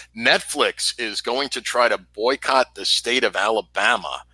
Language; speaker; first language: English; native; English